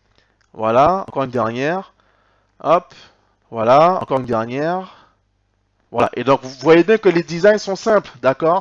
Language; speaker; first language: French; native; French